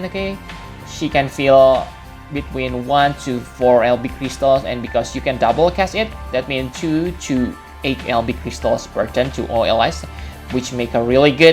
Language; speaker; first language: English; non-native, fluent; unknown